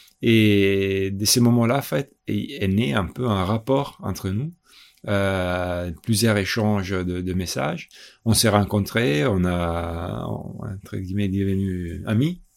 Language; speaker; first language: French; non-native, fluent; Italian